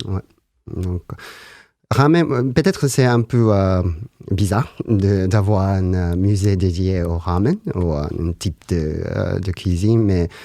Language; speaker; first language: French; non-native, learner; Japanese